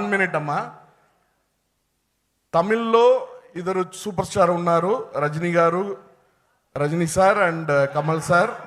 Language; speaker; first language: Telugu; non-native, learner; Tamil